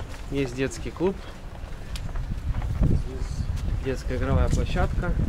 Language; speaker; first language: Russian; native; Russian